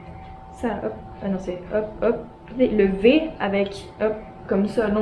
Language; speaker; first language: French; native; French